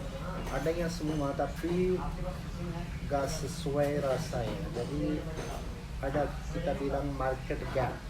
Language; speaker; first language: Indonesian; non-native, learner; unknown